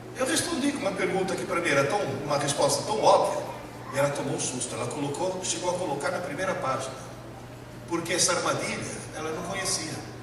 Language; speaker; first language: Portuguese; early bilingual, other home language; Italian